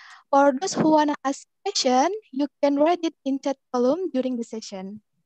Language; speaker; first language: English; non-native, fluent; Indonesian